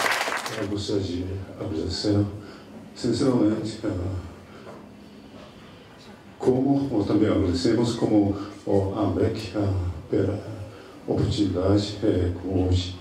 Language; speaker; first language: Portuguese; non-native, learner; Japanese